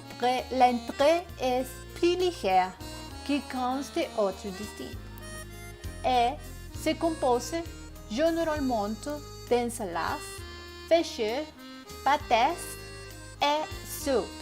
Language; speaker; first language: French; non-native, learner; Spanish